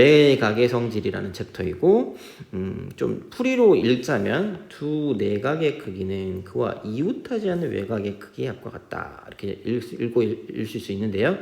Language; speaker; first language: Korean; native; Korean